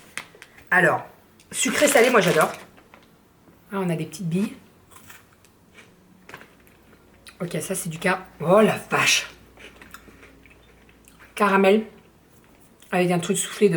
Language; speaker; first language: French; native; French